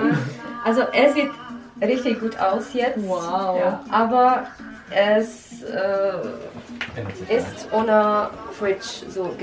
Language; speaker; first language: German; non-native, fluent; Russian